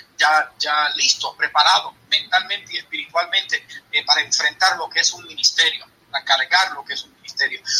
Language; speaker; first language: Spanish; early bilingual, heritage; Spanish